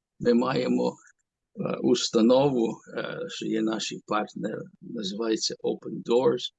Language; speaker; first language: Ukrainian; early bilingual, heritage; Ukrainian